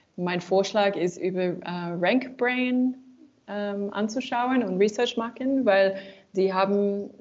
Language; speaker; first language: German; non-native, learner; English